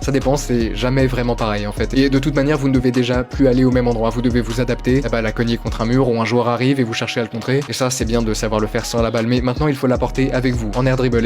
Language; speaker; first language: French; native; French